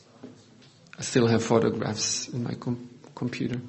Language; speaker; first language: English; non-native, fluent; Croatian